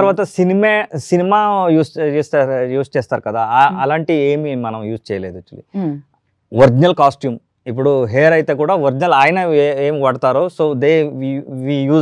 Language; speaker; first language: Telugu; non-native, learner; Kannada